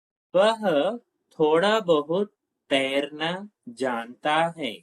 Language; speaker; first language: Hindi; non-native, local second language; Telugu